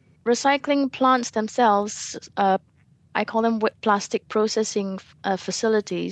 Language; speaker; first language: English; non-native, local second language; Malay